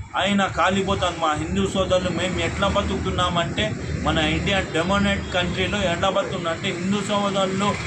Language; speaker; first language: Telugu; non-native, local second language; Urdu